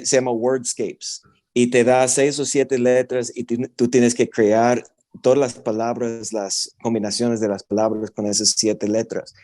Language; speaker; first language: Spanish; non-native, fluent; English